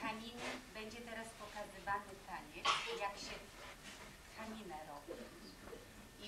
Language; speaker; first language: Polish; non-native, fluent; German